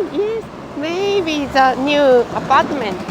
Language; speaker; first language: English; non-native, learner; Japanese